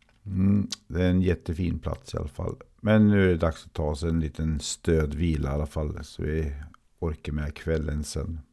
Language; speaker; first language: Swedish; native; Swedish